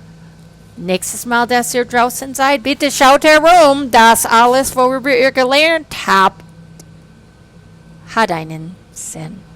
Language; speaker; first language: German; non-native, fluent; English